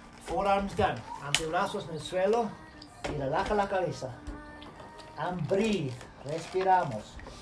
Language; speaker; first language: Spanish; non-native, learner; English